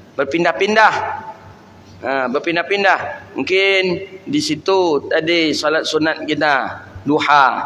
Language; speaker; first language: Malay; non-native, local second language; Minangkabau